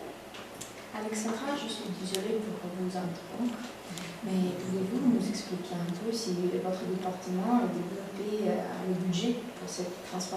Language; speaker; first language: French; non-native, learner; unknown